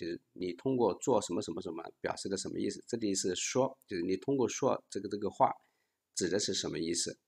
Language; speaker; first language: Chinese; native; Chinese